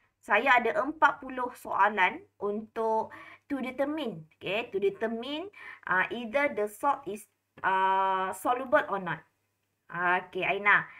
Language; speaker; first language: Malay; native; Malay